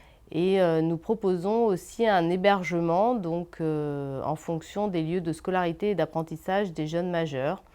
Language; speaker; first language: French; native; French